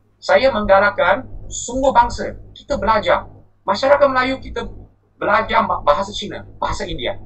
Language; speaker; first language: Malay; non-native, local second language; Chinese